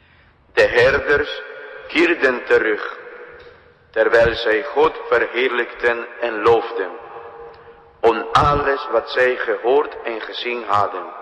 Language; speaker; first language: Dutch; non-native, fluent; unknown